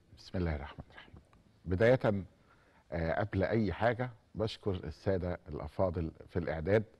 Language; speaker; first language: Arabic; native; Arabic